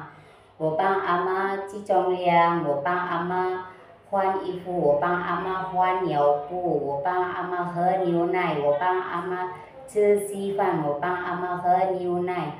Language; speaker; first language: Chinese; non-native, learner; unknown